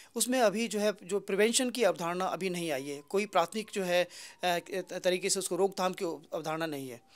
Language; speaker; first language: Hindi; native; Hindi